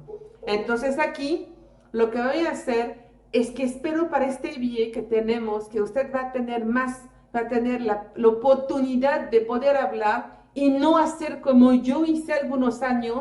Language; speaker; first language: Spanish; native; Spanish